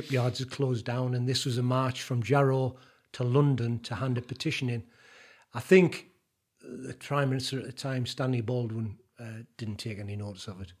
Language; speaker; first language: English; native; English